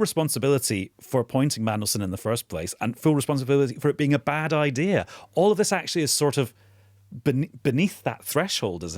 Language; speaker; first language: English; native; English